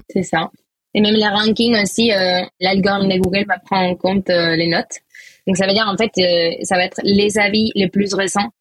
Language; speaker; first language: French; non-native, fluent; Spanish